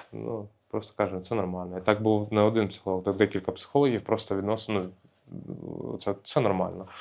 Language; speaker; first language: Ukrainian; native; Ukrainian